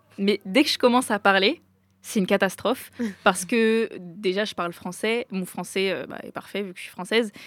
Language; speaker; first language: French; early bilingual, other home language; Arabic